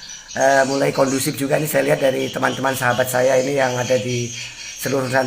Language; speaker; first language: Indonesian; native; Indonesian